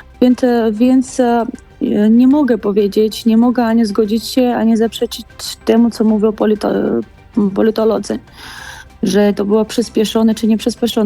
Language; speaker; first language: Polish; non-native, fluent; Georgian